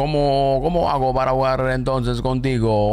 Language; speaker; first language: Spanish; non-native, learner; Italian